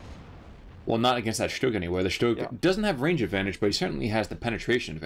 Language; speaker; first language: English; native; English